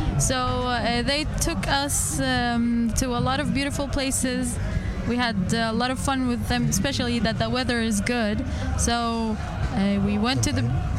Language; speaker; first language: English; non-native, fluent; Arabic